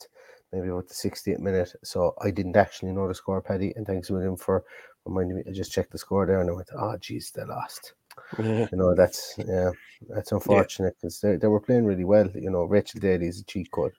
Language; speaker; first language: English; native; English